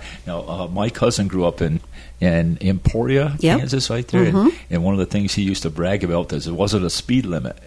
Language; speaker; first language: English; native; English